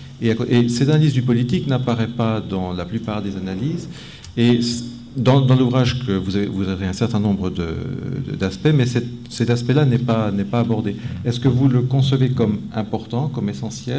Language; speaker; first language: French; native; French